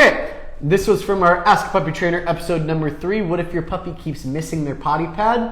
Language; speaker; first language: English; native; English